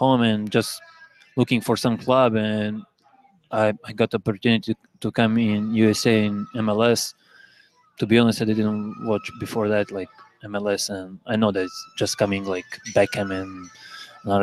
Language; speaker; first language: English; non-native, learner; Serbian